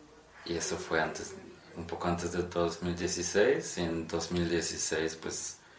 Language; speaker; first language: Spanish; non-native, fluent; Polish